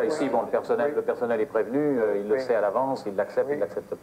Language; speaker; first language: French; native; French